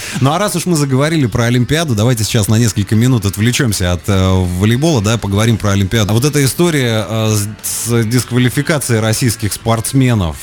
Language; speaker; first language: Russian; native; Russian